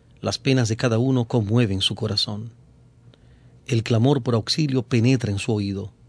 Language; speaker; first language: Spanish; native; Spanish